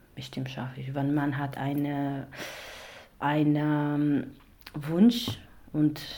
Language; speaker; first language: German; non-native, fluent; Arabic